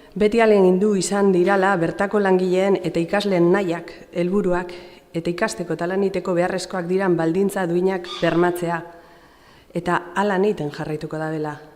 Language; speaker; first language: Basque; native; Basque